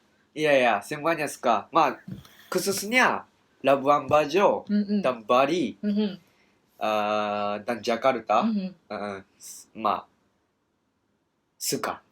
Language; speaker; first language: Indonesian; non-native, learner; Japanese